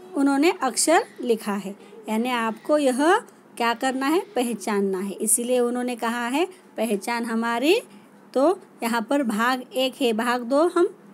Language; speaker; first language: Hindi; non-native, local second language; Marathi